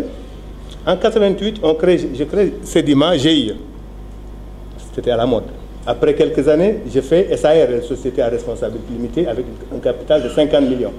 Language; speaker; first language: French; non-native, local second language; Wolof